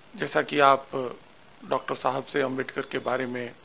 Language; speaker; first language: Hindi; native; Hindi